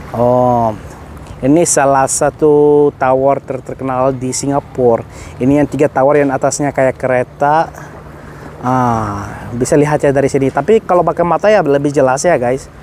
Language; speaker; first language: Indonesian; non-native, fluent; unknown